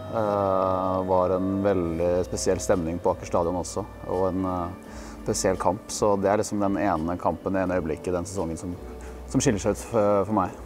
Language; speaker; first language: Norwegian; native; Norwegian